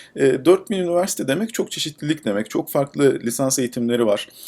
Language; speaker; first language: Turkish; native; Turkish